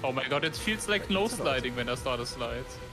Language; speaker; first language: English; non-native, fluent; German